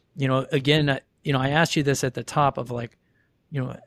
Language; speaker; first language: English; native; English